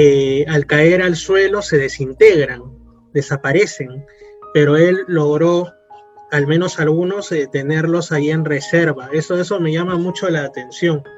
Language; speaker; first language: Spanish; native; Spanish